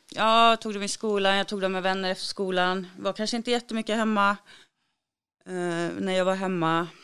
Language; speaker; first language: Swedish; native; Swedish